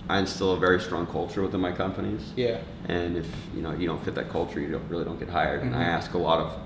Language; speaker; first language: English; native; English